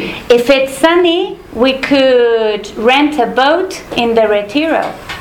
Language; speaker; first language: English; non-native, fluent; Spanish